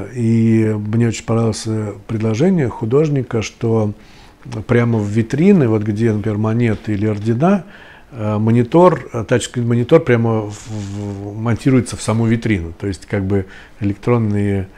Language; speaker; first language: Russian; native; Russian